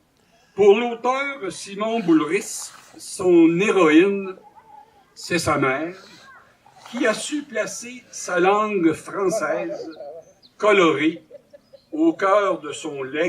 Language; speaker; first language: French; native; French